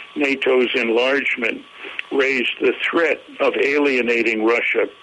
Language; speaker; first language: English; native; English